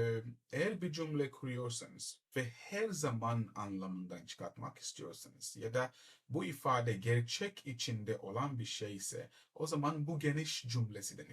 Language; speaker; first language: Turkish; non-native, learner; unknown